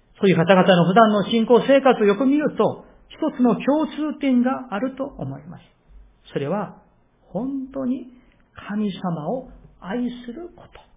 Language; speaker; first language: Japanese; non-native, fluent; Korean